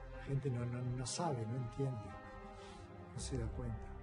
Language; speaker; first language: Spanish; native; Spanish